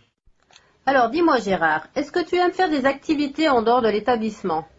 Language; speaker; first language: French; native; French